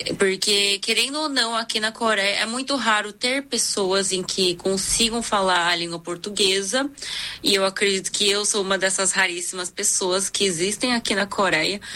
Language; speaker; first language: Portuguese; early bilingual, other home language; Korean